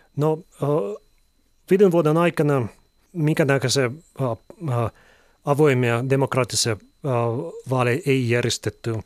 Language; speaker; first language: Finnish; non-native, fluent; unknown